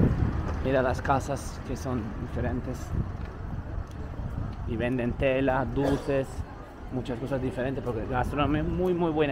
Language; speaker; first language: Spanish; non-native, fluent; Turkish